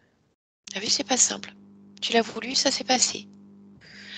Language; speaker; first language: French; native; French